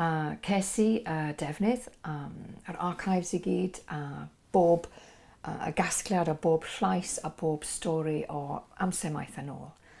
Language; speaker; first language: Welsh; non-native, local second language; English